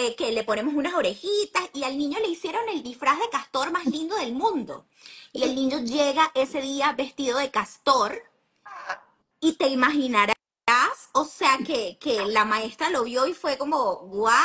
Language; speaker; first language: Spanish; native; Spanish